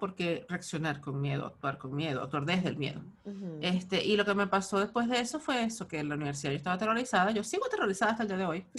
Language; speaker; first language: Spanish; native; Spanish